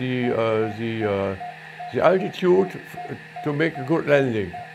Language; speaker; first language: English; non-native, learner; German